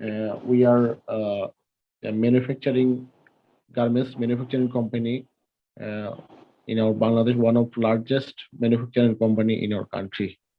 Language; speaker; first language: English; non-native, learner; Bangla